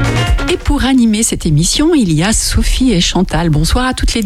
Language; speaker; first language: French; native; French